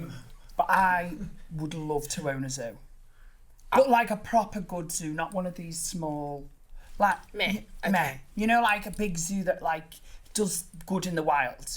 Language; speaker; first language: English; native; English